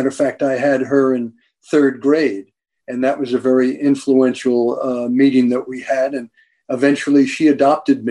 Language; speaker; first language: English; native; English